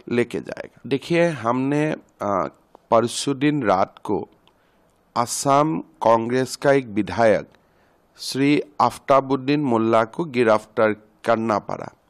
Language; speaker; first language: Hindi; non-native, local second language; Assamese